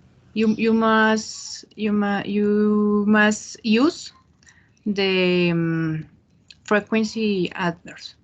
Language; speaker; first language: English; non-native, fluent; Spanish